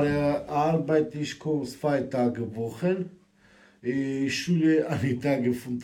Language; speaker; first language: German; non-native, learner; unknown